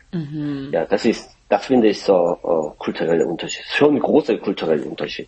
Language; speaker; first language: German; non-native, fluent; Korean